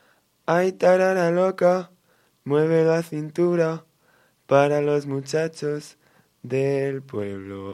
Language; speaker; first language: Spanish; early bilingual, heritage; Spanish